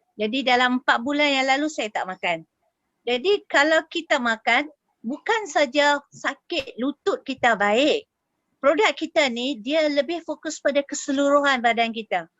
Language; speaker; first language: Malay; native; Malay